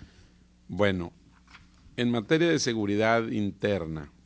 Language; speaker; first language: Spanish; native; Spanish